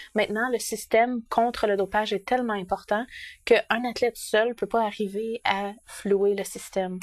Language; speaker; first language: French; native; French